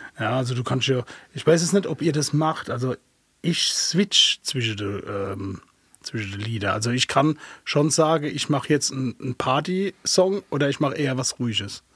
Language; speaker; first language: German; early bilingual, other home language; Arabic